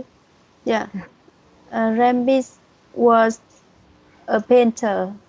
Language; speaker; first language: English; non-native, learner; Vietnamese